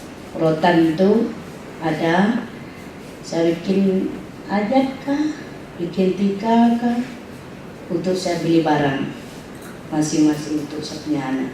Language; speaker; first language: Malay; non-native, local second language; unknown